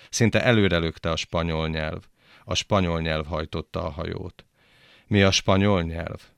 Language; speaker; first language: Hungarian; native; Hungarian